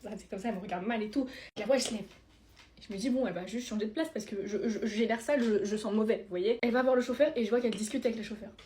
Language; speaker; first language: French; early bilingual, other home language; Spanish